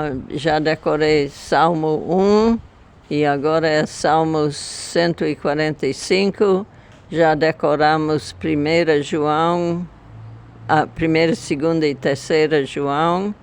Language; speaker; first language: Portuguese; non-native, fluent; English